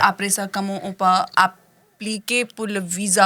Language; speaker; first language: French; non-native, learner; Hindi